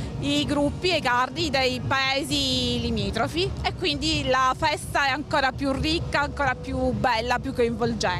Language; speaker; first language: Italian; native; Italian